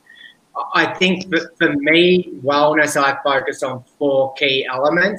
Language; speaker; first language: English; native; English